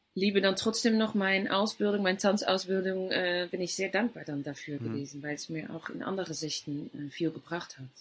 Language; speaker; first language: German; non-native, fluent; Dutch